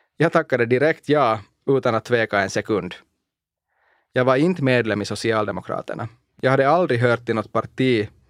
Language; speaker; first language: Swedish; non-native, local second language; Finnish